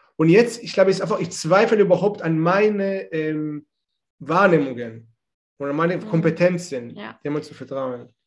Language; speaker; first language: German; non-native, fluent; Hebrew